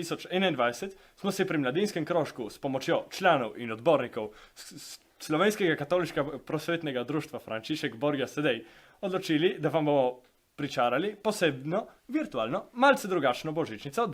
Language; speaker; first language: Slovenian; native; Slovenian